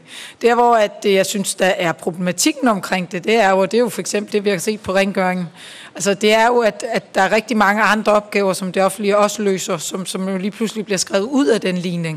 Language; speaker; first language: Danish; native; Danish